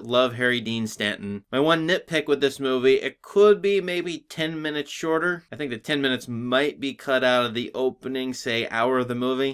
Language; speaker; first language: English; native; English